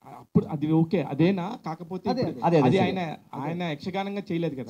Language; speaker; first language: Telugu; native; Telugu